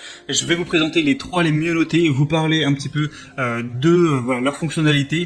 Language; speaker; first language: French; native; French